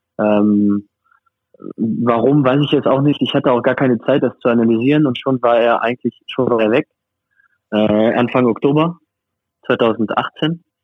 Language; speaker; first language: German; non-native, fluent; French